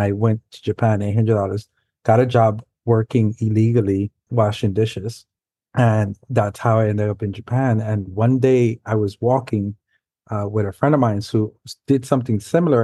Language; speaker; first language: English; early bilingual, other home language; Spanish